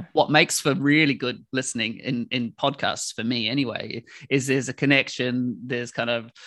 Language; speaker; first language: English; native; English